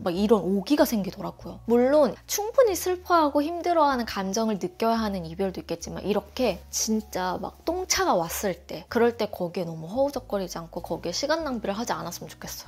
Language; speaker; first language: Korean; native; Korean